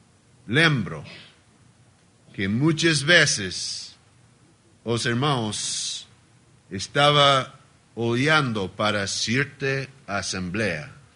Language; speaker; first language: Spanish; non-native, learner; Portuguese